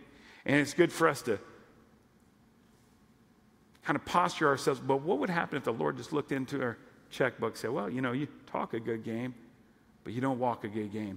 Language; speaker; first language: English; native; English